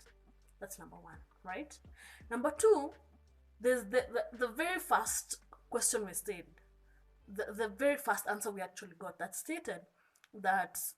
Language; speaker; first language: English; non-native, local second language; Kikuyu